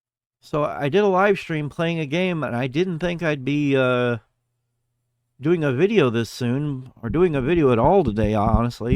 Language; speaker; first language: English; native; English